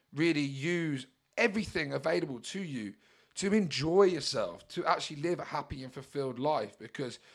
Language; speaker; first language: English; native; English